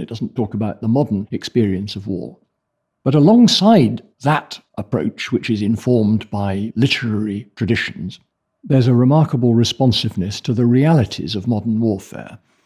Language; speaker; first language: English; native; English